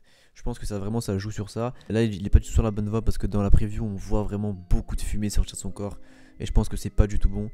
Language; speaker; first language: French; native; French